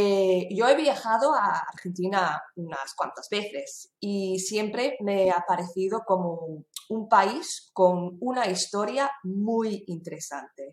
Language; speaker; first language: Spanish; non-native, fluent; English